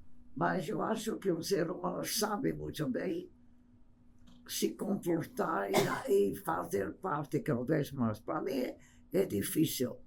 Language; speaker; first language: Portuguese; non-native, fluent; English